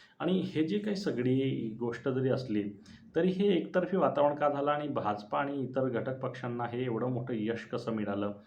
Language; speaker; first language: Marathi; non-native, local second language; Bhili